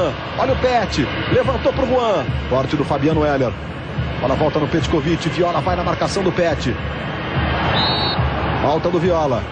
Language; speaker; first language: Portuguese; native; Portuguese